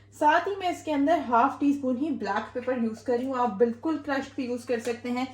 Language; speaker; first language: Hindi; native; Hindi